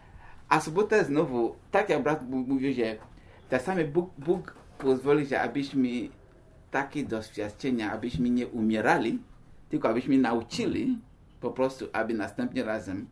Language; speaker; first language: Polish; non-native, learner; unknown